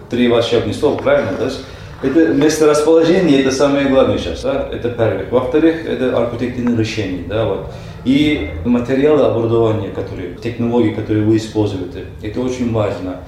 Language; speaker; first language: Russian; non-native, learner; Turkish